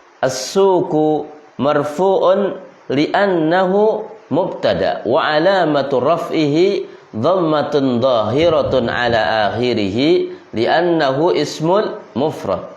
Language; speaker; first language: Arabic; non-native, fluent; Indonesian